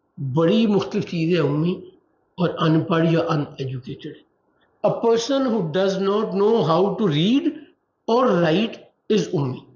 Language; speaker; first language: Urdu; non-native, local second language; Punjabi